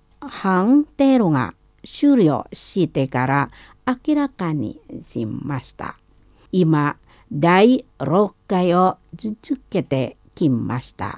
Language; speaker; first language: Japanese; non-native, learner; Indonesian